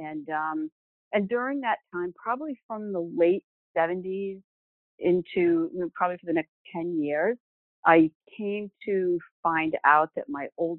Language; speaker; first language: English; native; English